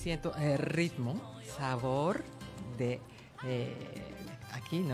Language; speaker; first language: Spanish; non-native, learner; Japanese